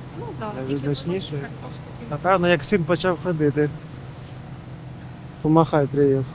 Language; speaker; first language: Ukrainian; non-native, local second language; Russian